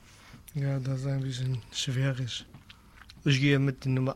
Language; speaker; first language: German; non-native, learner; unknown